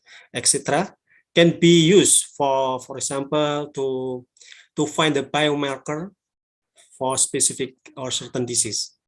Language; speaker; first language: English; non-native, learner; Indonesian